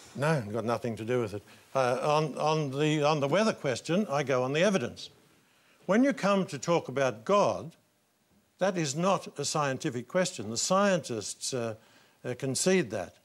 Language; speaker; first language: English; native; English